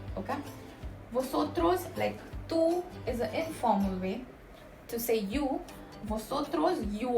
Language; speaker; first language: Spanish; non-native, fluent; Hindi